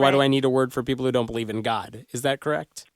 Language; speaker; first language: English; native; English